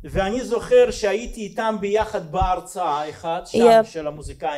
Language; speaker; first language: Hebrew; non-native, fluent; Russian